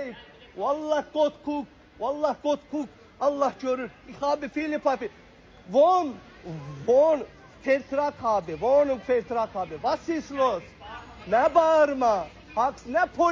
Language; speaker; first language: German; non-native, learner; Azerbaijani